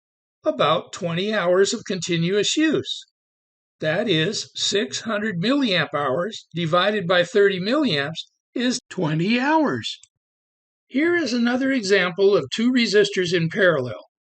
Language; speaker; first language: English; native; English